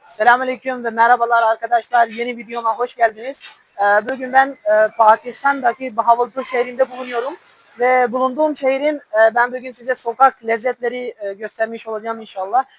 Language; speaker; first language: Turkish; non-native, fluent; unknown